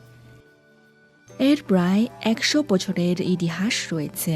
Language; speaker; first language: Bangla; non-native, fluent; Chinese